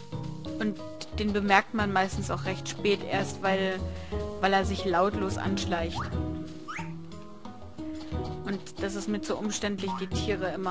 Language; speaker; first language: German; native; German